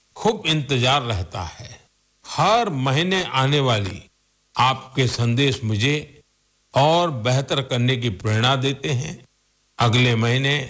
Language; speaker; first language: Hindi; non-native, local second language; Gujarati